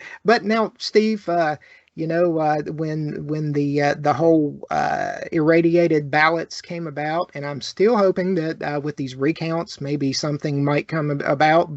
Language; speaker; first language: English; native; English